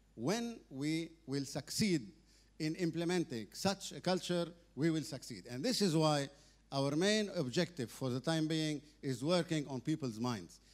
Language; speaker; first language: English; non-native, fluent; Arabic